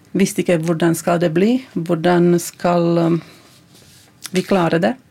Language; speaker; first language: Norwegian; non-native, fluent; Latvian